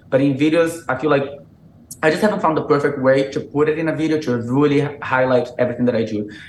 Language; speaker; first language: English; non-native, fluent; Portuguese